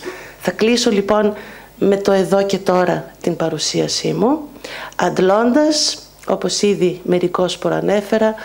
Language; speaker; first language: Greek; native; Greek